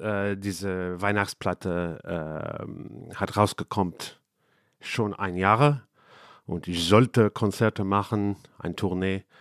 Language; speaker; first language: German; non-native, learner; English